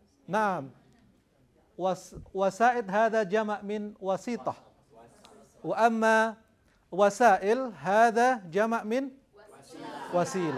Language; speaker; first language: Arabic; non-native, fluent; Indonesian